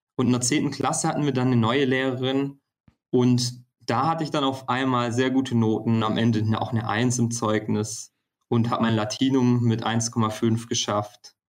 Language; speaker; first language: German; early bilingual, other home language; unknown